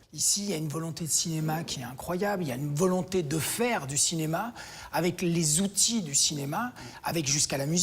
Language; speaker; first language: French; native; French